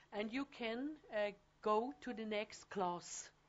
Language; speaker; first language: English; non-native, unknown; German